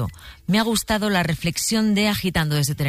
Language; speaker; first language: Spanish; native; Spanish